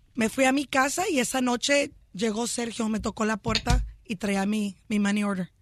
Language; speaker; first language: Spanish; early bilingual, heritage; Spanish